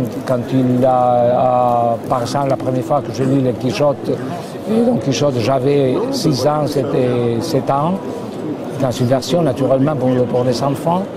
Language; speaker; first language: French; non-native, fluent; Spanish